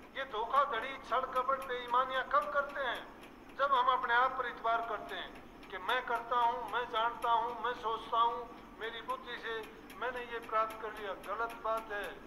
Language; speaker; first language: Hindi; native; Hindi